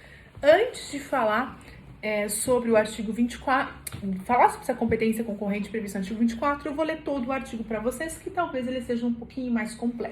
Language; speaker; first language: Portuguese; native; Portuguese